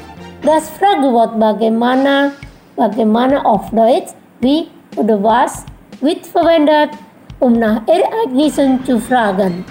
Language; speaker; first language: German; non-native, fluent; Indonesian